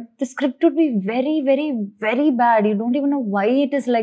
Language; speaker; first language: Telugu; non-native, fluent; Malayalam